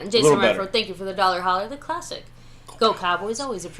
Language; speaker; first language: English; native; English